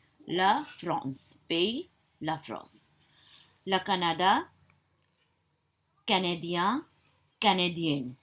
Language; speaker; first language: French; non-native, fluent; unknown